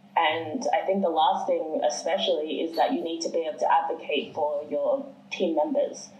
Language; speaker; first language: English; early bilingual, other home language; Chinese